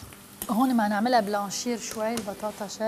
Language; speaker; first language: Arabic; native; Arabic